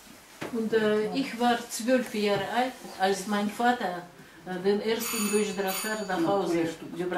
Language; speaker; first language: German; non-native, fluent; Russian